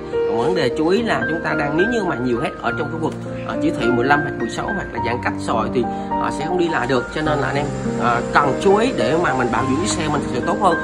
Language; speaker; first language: Vietnamese; native; Vietnamese